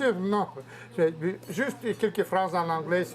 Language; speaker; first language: French; non-native, learner; Russian